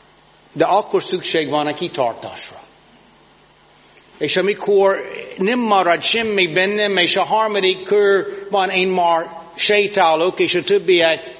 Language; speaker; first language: Hungarian; non-native, learner; English